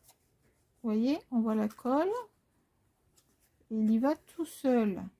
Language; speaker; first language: French; native; French